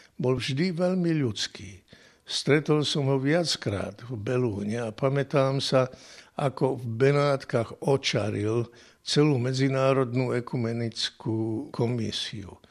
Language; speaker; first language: Slovak; native; Slovak